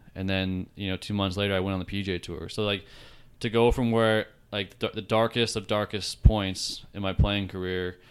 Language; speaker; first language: English; native; English